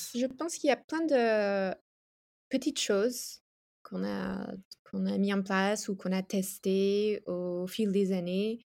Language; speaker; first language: French; non-native, fluent; English